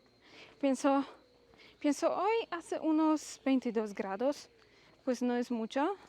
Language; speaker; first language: Spanish; non-native, learner; Polish